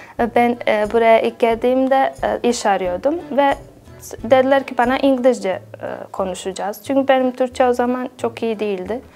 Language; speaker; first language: Turkish; non-native, fluent; Bosnian